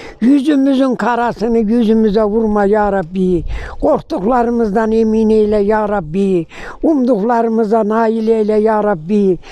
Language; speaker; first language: Turkish; native; Turkish